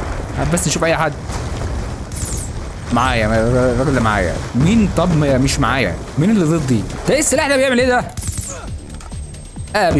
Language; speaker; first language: Arabic; native; Arabic